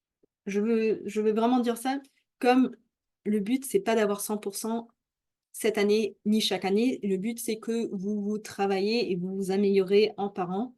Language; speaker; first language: French; non-native, fluent; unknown